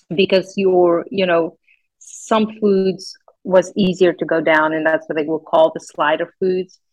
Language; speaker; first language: English; non-native, local second language; Afrikaans